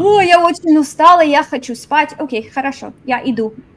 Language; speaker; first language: Russian; non-native, fluent; English